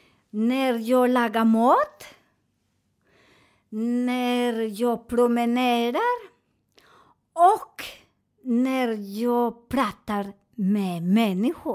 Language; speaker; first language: Swedish; non-native, learner; Spanish